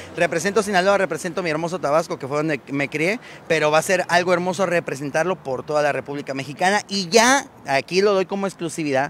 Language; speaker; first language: Spanish; native; Spanish